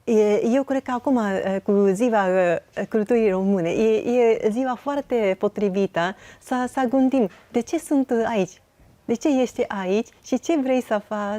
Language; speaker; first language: Romanian; non-native, learner; Japanese